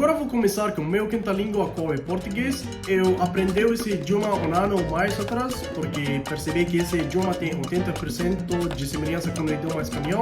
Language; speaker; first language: Portuguese; non-native, learner; Arabic